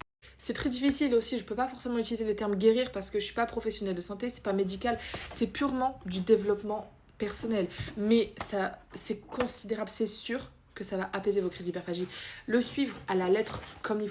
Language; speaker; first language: French; native; French